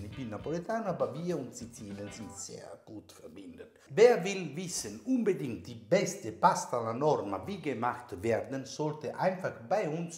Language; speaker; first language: German; non-native, learner; Italian